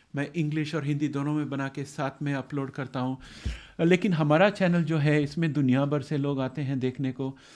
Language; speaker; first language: Hindi; non-native, local second language; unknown